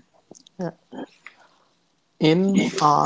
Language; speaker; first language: German; non-native, learner; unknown